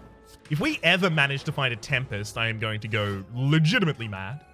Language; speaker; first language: English; native; English